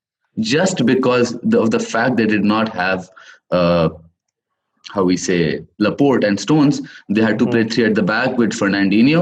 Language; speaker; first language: English; non-native, local second language; Urdu